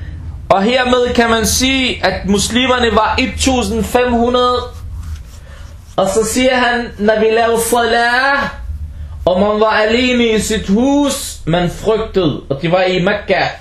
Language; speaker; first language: Danish; early bilingual, other home language; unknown